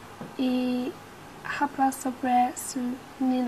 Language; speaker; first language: Spanish; non-native, learner; English